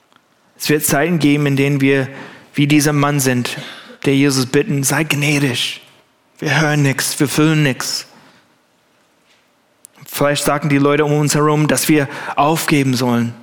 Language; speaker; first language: German; non-native, fluent; English